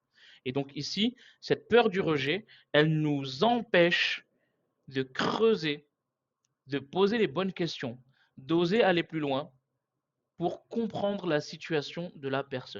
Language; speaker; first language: French; native; French